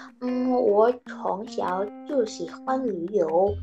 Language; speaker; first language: Chinese; non-native, learner; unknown